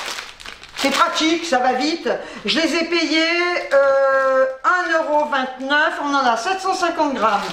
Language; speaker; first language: French; native; French